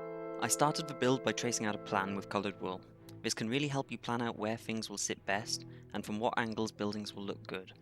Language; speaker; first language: English; native; English